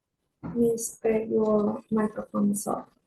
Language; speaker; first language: English; non-native, learner; Spanish